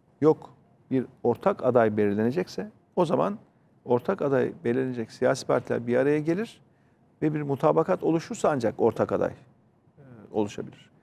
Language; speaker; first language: Turkish; native; Turkish